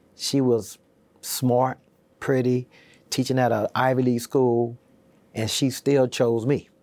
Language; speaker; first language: English; native; English